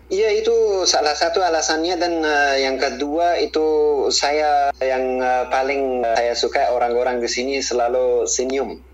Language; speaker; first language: Indonesian; non-native, fluent; Persian